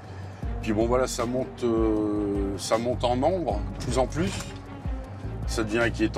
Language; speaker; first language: French; native; French